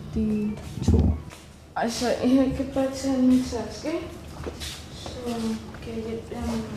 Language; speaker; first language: Danish; non-native, learner; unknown